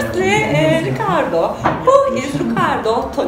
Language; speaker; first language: English; non-native, learner; Turkish